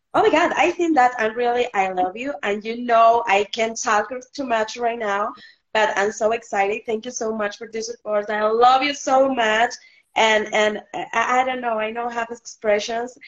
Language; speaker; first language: English; non-native, learner; Spanish